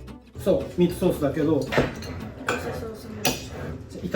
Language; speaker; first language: Japanese; native; Japanese